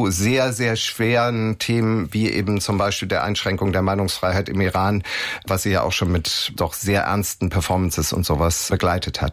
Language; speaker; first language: German; native; German